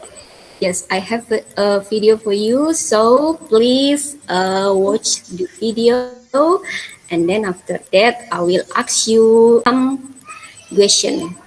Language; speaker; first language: English; non-native, fluent; Indonesian